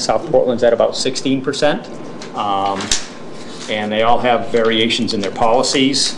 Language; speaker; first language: English; native; English